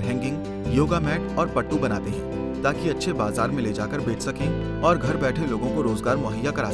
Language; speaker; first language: Hindi; native; Hindi